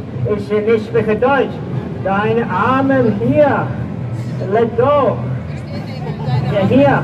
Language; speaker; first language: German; non-native, learner; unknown